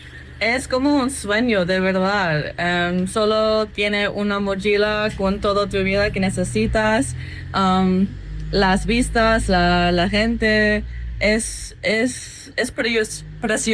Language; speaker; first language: Spanish; non-native, learner; English